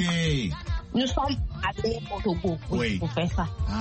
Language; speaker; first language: French; non-native, learner; Akan